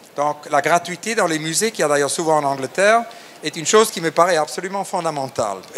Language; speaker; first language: French; native; French